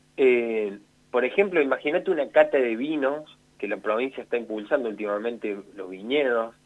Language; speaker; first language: Spanish; native; Spanish